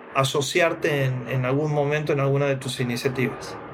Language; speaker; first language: Spanish; native; Spanish